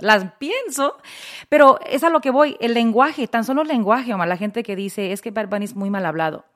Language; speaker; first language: Spanish; early bilingual, heritage; Spanish